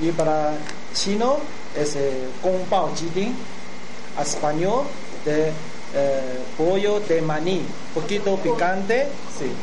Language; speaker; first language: Spanish; non-native, learner; Chinese